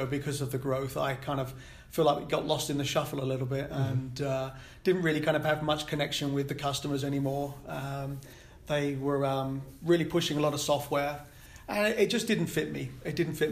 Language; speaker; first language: English; native; English